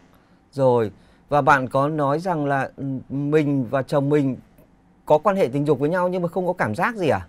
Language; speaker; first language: Vietnamese; native; Vietnamese